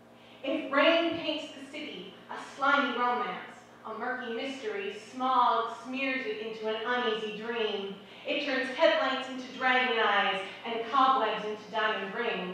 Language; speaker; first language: English; native; English